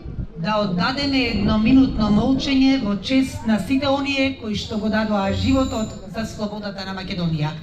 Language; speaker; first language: Macedonian; native; Macedonian